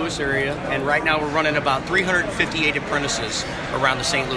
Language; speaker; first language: English; native; English